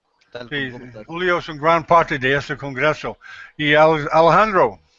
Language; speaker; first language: Spanish; non-native, learner; English